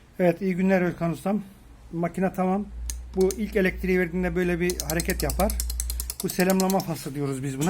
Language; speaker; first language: Turkish; native; Turkish